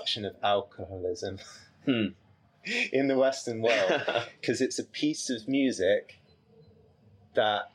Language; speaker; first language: English; native; English